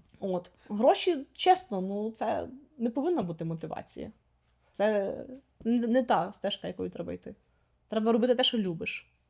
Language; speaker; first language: Ukrainian; native; Ukrainian